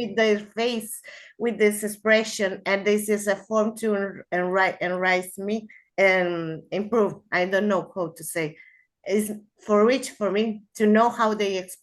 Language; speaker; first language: English; non-native, learner; Spanish